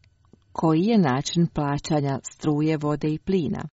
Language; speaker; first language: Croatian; non-native, fluent; Chinese